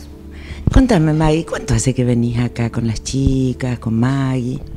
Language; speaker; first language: Spanish; native; Spanish